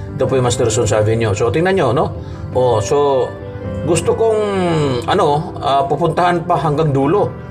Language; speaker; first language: Filipino; non-native, local second language; Cebuano